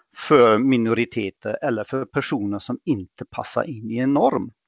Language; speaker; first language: Swedish; non-native, fluent; German